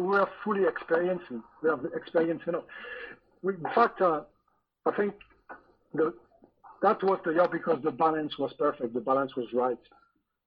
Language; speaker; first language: English; non-native, fluent; French